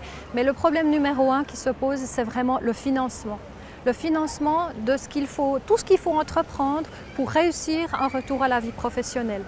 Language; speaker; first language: French; native; French